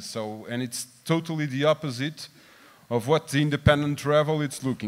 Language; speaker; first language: English; non-native, fluent; Portuguese